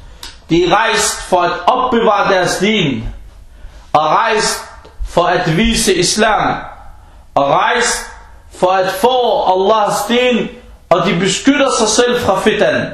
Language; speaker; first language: Danish; early bilingual, other home language; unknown